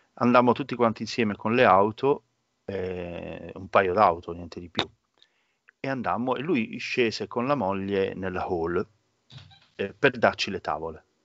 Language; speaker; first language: Italian; native; Italian